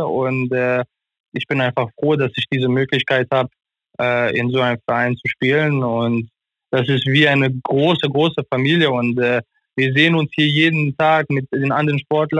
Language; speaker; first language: German; non-native, fluent; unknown